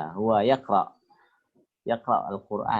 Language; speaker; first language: Arabic; non-native, fluent; Indonesian